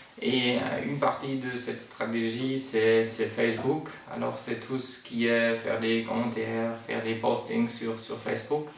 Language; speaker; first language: French; non-native, fluent; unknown